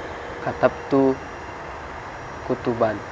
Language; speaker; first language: Arabic; non-native, learner; Indonesian